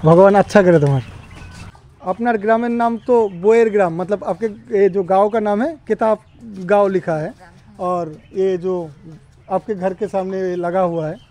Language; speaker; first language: Hindi; non-native, local second language; Bangla